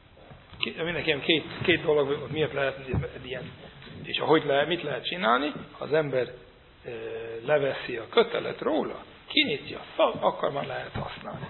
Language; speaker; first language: Hungarian; non-native, fluent; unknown